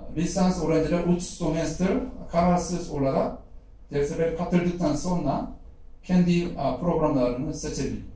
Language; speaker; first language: Turkish; non-native, fluent; Korean